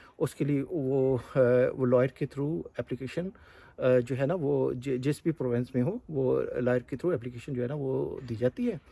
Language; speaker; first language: Urdu; non-native, local second language; Punjabi